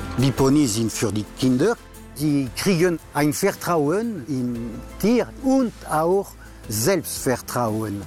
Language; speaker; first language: German; non-native, fluent; French